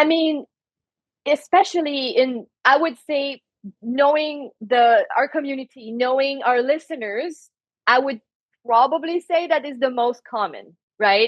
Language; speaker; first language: English; non-native, fluent; French